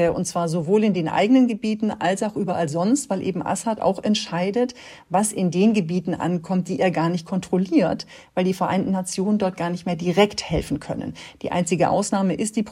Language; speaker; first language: German; native; German